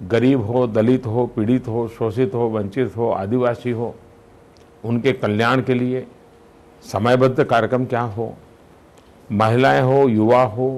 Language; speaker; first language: Hindi; non-native, local second language; Gujarati